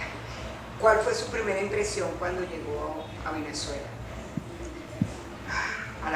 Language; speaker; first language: Spanish; early bilingual, other home language; Greek